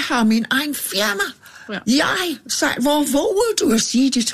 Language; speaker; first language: Danish; non-native, fluent; English